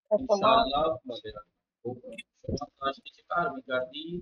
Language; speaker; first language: Persian; non-native, fluent; Urdu